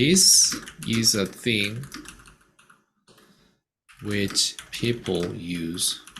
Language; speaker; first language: English; non-native, fluent; Korean